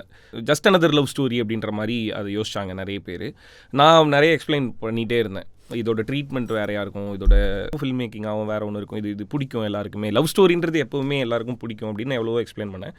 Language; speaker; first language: Tamil; native; Tamil